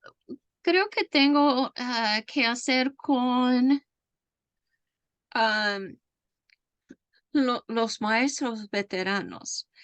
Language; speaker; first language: Spanish; non-native, fluent; English